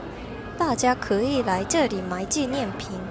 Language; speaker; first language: Chinese; non-native, learner; Japanese